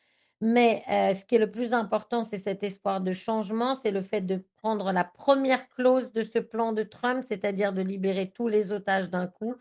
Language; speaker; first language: French; native; French